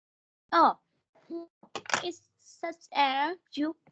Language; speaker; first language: English; non-native, learner; Vietnamese